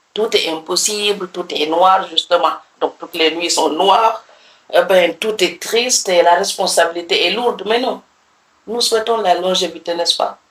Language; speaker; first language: French; non-native, local second language; Serer